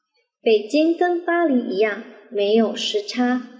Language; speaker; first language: Chinese; non-native, fluent; Indonesian